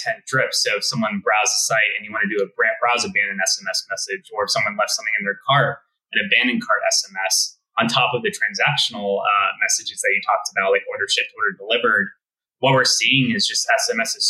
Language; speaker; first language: English; native; English